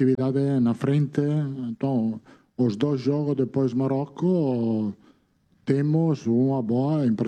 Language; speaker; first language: Portuguese; non-native, fluent; Italian